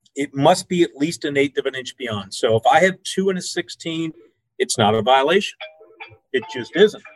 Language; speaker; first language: English; native; English